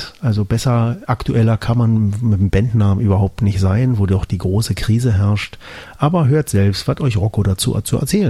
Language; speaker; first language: German; native; German